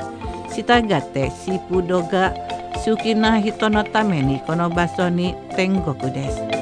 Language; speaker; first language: Japanese; non-native, fluent; Indonesian